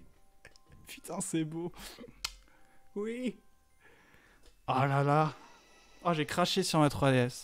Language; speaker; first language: French; native; French